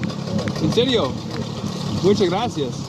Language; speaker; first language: Spanish; non-native, learner; English